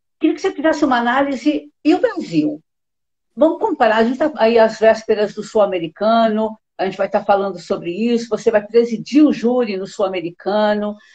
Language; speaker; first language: Portuguese; native; Portuguese